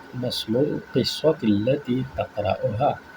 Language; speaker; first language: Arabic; non-native, fluent; Urdu